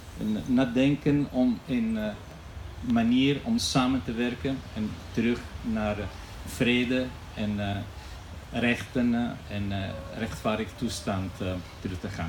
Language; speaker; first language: Dutch; non-native, fluent; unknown